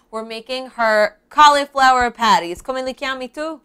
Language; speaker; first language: English; early bilingual, other home language; Italian